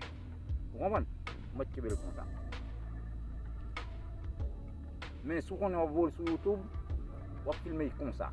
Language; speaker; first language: French; non-native, learner; Haitian Creole